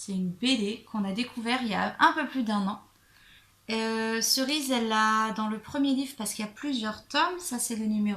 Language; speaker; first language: French; native; French